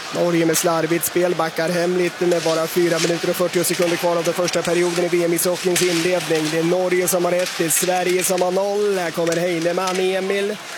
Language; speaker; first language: Swedish; native; Swedish